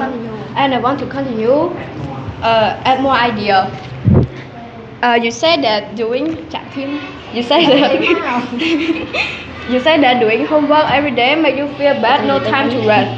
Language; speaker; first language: English; non-native, learner; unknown